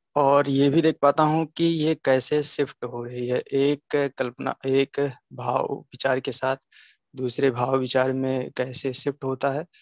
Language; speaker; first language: Hindi; native; Hindi